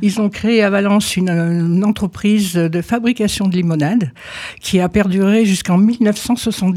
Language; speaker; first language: French; native; French